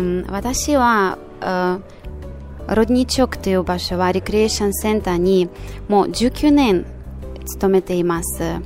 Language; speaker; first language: Japanese; non-native, fluent; Russian